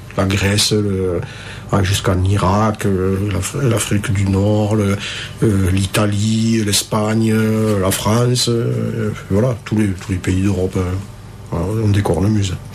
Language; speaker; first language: French; native; French